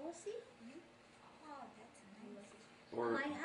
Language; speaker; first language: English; non-native, learner; Spanish